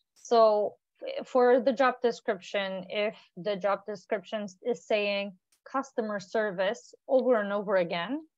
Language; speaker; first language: English; non-native, fluent; Turkish